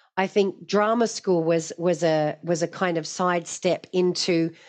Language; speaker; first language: English; native; English